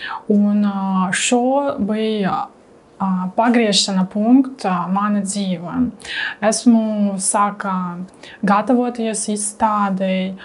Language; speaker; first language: Latvian; non-native, learner; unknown